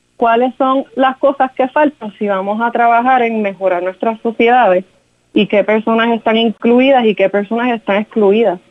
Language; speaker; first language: Spanish; native; Spanish